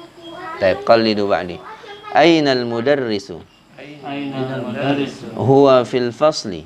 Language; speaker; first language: Arabic; non-native, fluent; Indonesian